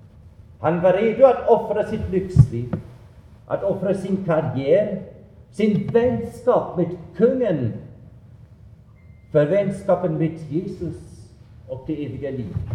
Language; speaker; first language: Swedish; non-native, fluent; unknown